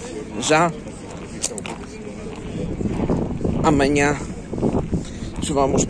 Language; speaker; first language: Portuguese; non-native, fluent; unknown